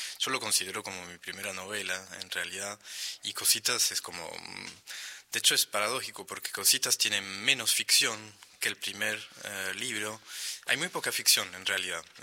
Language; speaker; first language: Spanish; non-native, fluent; French